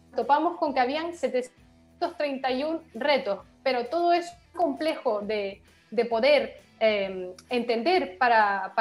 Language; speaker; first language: Spanish; native; Spanish